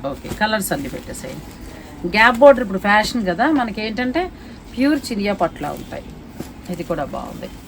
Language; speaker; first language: Telugu; native; Telugu